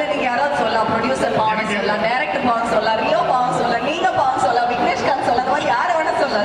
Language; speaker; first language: Tamil; native; Tamil